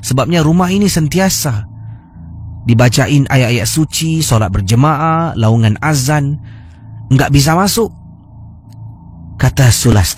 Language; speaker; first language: Malay; native; Malay